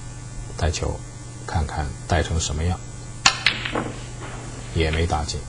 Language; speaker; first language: Chinese; native; Chinese